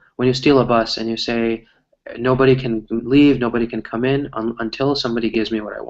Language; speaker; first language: English; early bilingual, other home language; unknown